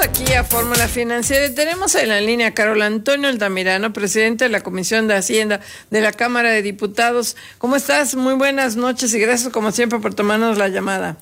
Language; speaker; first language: Spanish; native; Spanish